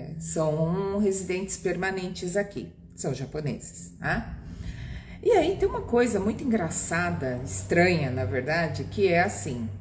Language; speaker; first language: Portuguese; early bilingual, other home language; Japanese